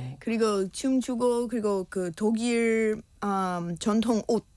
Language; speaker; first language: Korean; non-native, learner; English